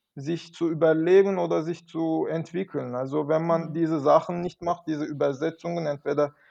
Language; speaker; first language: German; non-native, fluent; Turkish